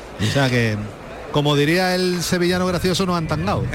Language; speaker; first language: Spanish; native; Spanish